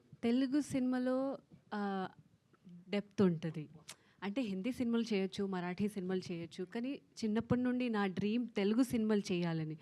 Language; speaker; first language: Telugu; non-native, local second language; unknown